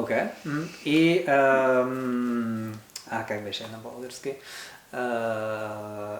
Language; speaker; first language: Bulgarian; non-native, learner; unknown